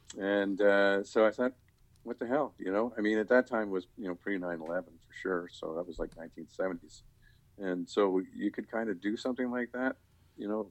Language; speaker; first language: English; native; English